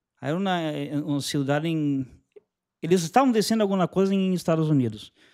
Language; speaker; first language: Spanish; non-native, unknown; Portuguese